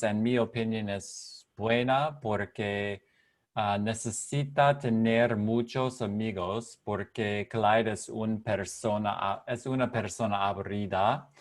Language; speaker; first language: Spanish; non-native, learner; English